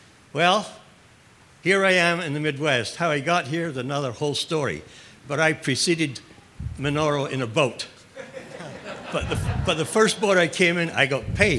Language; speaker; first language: English; native; English